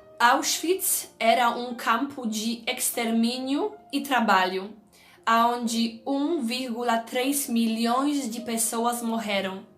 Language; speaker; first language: Portuguese; non-native, fluent; Polish